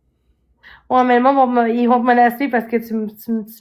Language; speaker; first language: French; native; French